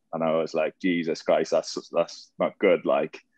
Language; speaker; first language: English; native; English